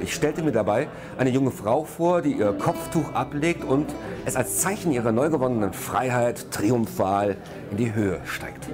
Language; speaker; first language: German; native; German